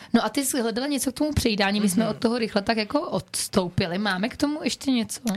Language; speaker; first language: Czech; native; Czech